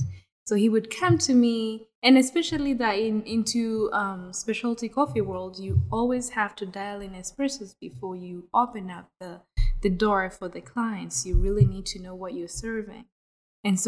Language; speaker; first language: English; non-native, local second language; Kinyarwanda